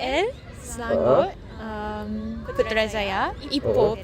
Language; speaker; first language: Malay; non-native, fluent; Japanese